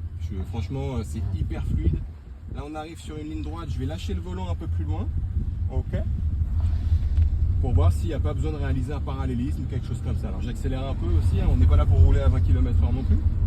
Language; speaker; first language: French; native; French